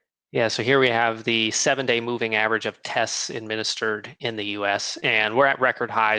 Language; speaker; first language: English; native; English